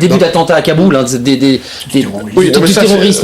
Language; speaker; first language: French; native; French